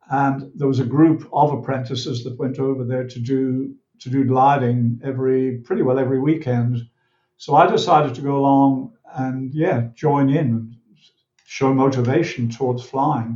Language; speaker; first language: English; native; English